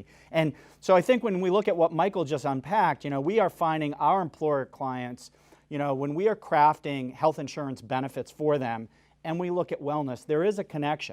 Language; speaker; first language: English; native; English